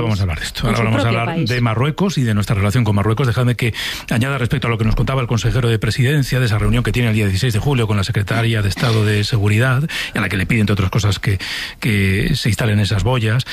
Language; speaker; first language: Spanish; native; Spanish